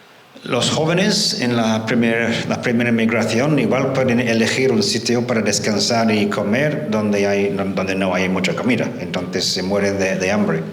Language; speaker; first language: Spanish; non-native, fluent; English